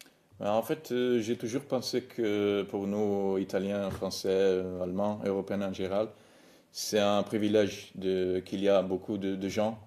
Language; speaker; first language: French; non-native, fluent; Italian